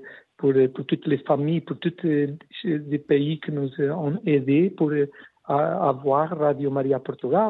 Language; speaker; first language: French; non-native, learner; Portuguese